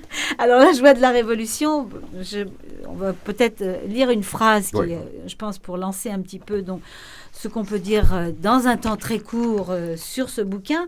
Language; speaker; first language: French; native; French